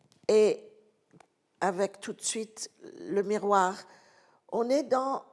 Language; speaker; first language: French; non-native, fluent; Italian